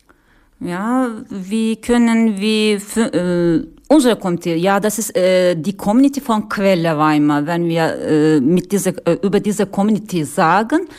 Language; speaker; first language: German; non-native, learner; Turkish